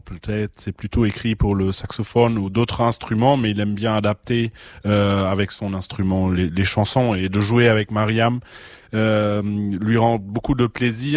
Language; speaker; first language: French; non-native, fluent; German